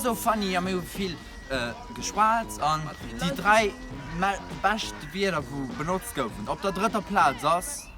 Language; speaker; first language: German; non-native, local second language; Luxembourgish